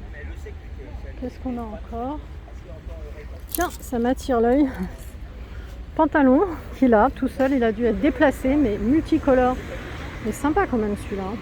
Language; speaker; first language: French; native; French